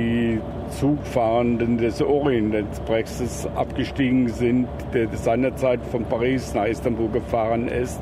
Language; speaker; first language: German; native; German